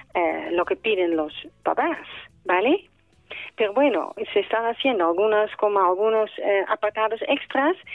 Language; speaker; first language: Spanish; non-native, fluent; Dutch